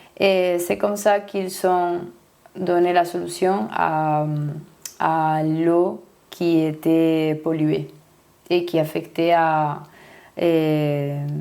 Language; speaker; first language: French; non-native, learner; Spanish